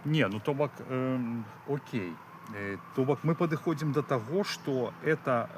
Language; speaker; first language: Russian; non-native, local second language; Belarusian